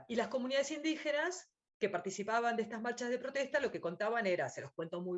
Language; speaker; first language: Spanish; native; Spanish